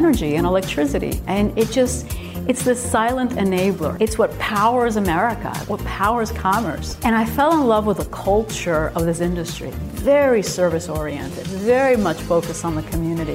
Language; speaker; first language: English; early bilingual, other home language; Spanish